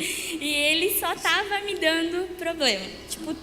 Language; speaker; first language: Portuguese; native; Portuguese